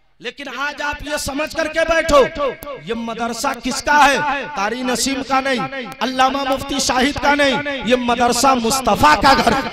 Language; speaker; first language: Hindi; native; Hindi